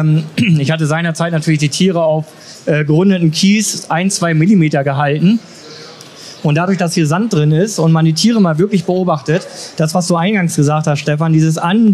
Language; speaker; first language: German; native; German